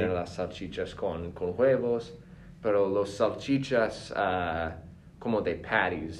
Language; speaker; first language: Spanish; non-native, fluent; English